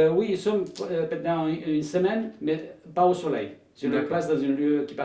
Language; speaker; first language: French; non-native, fluent; Spanish